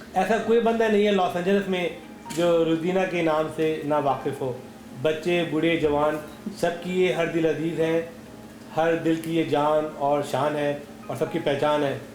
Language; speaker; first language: Urdu; native; Urdu